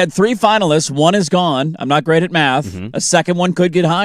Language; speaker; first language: English; native; English